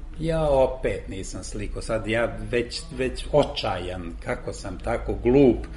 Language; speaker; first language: Serbian; non-native, local second language; Hungarian